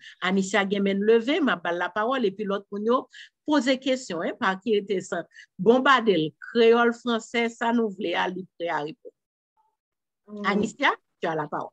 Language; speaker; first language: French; non-native, local second language; Haitian Creole